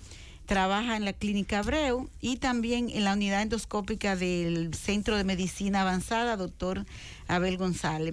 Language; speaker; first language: Spanish; native; Spanish